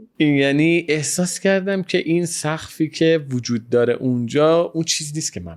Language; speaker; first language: Persian; native; Persian